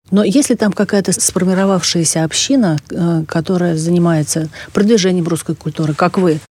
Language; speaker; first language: Russian; native; Russian